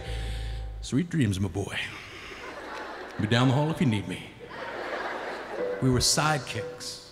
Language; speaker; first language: English; native; English